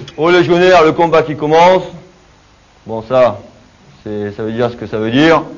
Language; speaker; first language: French; native; French